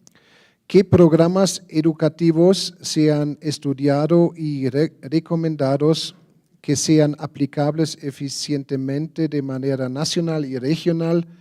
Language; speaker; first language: Spanish; non-native, fluent; German